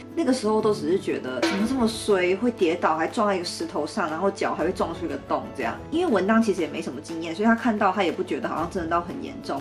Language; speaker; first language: Chinese; native; Chinese